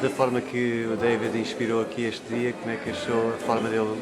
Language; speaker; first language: Portuguese; native; Portuguese